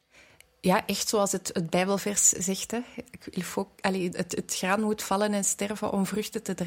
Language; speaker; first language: Dutch; native; Dutch